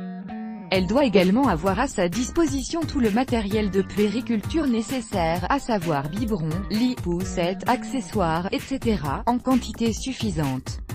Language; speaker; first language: French; native; French